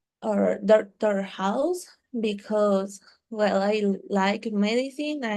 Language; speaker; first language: English; non-native, learner; Spanish